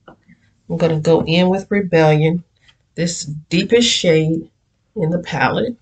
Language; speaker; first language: English; native; English